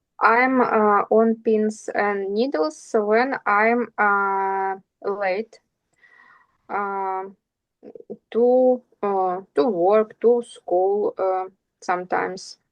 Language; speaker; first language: English; non-native, learner; Russian